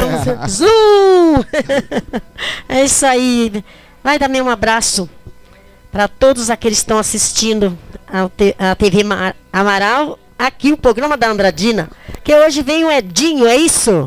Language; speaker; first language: Portuguese; native; Portuguese